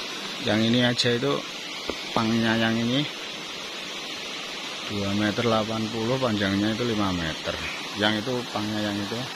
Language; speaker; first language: Indonesian; non-native, local second language; Javanese